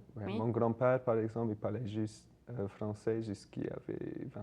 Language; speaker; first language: French; non-native, fluent; English